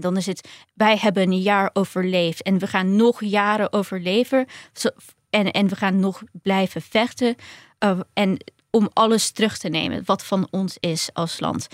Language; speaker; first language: Dutch; early bilingual, other home language; Ukrainian